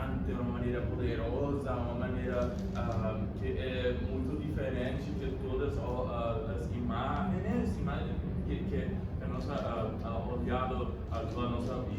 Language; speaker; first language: Portuguese; non-native, learner; Spanish